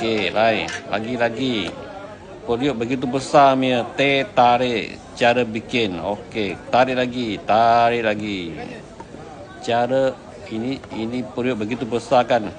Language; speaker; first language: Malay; non-native, local second language; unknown